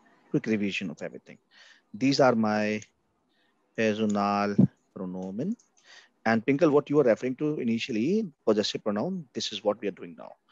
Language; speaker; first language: English; non-native, local second language; Hindi